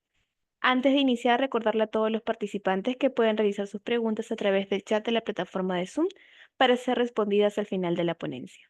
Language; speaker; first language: Spanish; native; Spanish